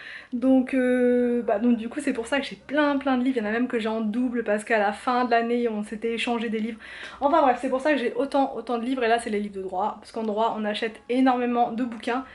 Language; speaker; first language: French; native; French